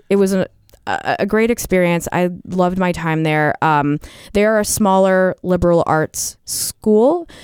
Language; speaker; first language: English; native; English